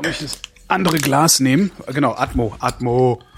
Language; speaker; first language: German; native; German